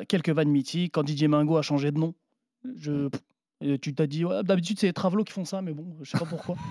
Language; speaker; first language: French; native; French